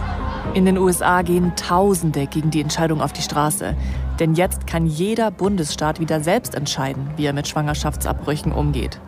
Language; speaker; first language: German; native; German